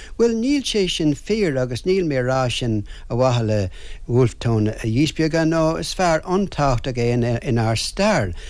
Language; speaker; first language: Irish; non-native, local second language; English